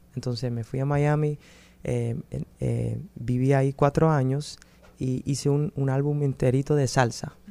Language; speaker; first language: Spanish; early bilingual, other home language; Dutch